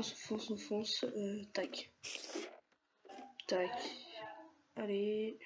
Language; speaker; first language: French; native; French